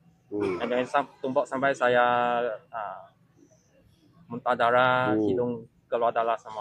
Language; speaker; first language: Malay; non-native, local second language; Chinese